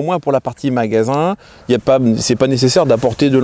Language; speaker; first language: French; native; French